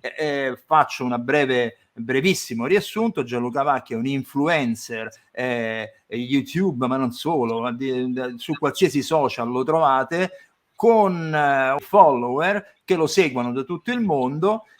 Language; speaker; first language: Italian; native; Italian